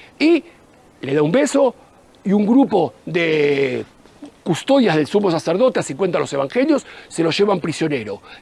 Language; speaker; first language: Spanish; native; Spanish